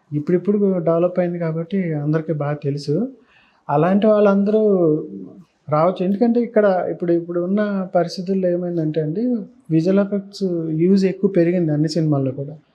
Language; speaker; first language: Telugu; native; Telugu